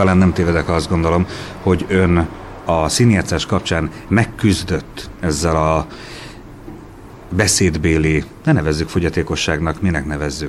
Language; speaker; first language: Hungarian; native; Hungarian